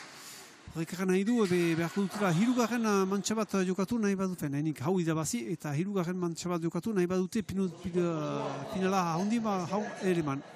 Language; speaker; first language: Basque; native; Basque